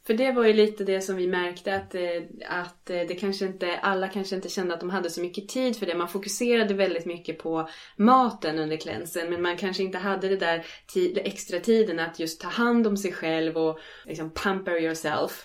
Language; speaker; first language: Swedish; native; Swedish